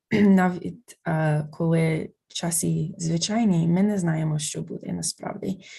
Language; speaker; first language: Ukrainian; non-native, fluent; English